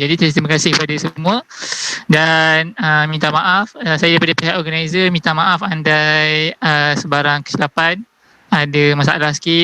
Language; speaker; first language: Malay; native; Malay